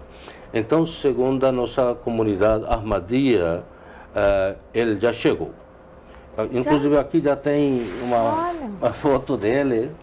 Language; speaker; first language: Portuguese; non-native, learner; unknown